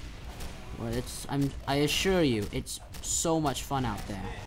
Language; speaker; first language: English; native; English